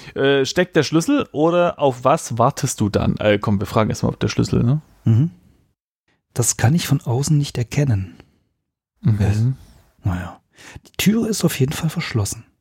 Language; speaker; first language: German; native; German